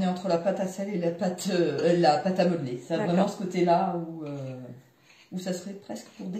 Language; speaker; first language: French; native; French